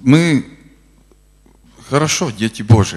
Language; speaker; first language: Russian; non-native, local second language; Latvian